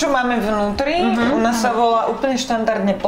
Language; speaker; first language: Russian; non-native, learner; Slovak